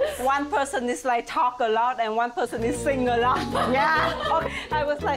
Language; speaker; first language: English; non-native, learner; Vietnamese